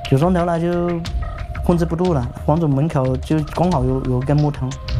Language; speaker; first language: Chinese; native; Chinese